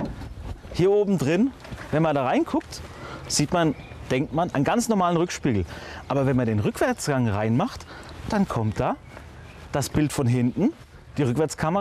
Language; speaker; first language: German; native; German